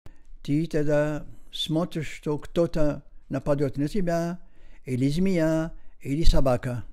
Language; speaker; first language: Russian; non-native, learner; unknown